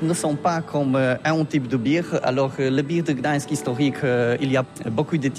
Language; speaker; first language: French; non-native, learner; Polish